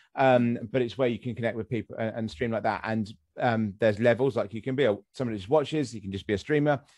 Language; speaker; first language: English; native; English